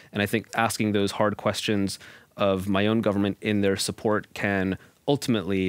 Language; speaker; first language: English; native; English